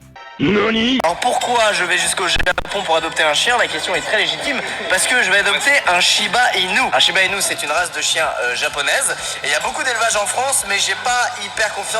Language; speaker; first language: French; native; French